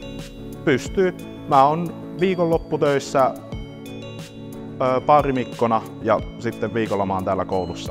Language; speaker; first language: Finnish; native; Finnish